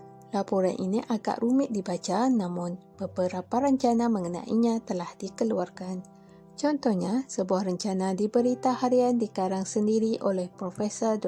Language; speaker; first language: Malay; native; Malay